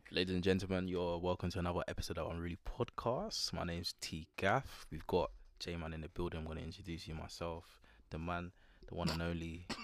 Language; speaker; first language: English; native; English